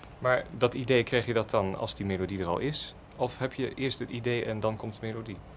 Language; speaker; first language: Dutch; native; Dutch